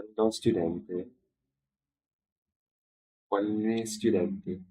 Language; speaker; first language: Italian; non-native, learner; English